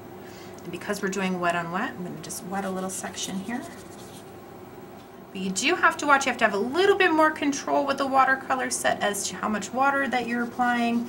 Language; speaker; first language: English; native; English